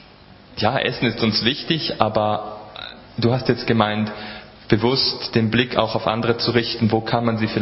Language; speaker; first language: German; native; German